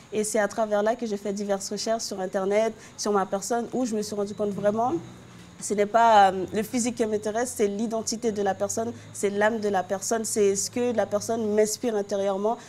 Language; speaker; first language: French; non-native, local second language; Haitian Creole